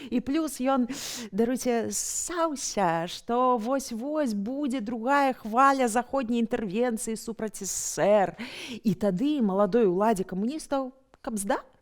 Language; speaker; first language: Belarusian; native; Belarusian